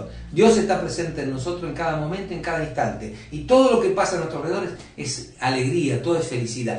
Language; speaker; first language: Spanish; native; Spanish